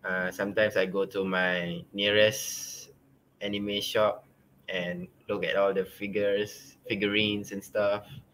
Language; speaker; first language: English; non-native, local second language; Malay